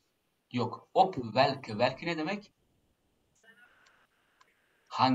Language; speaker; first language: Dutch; non-native, fluent; Turkish